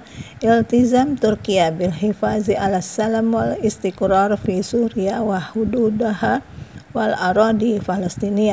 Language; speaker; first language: Arabic; non-native, fluent; Indonesian